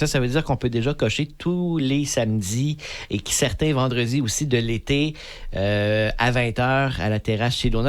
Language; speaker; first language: French; native; French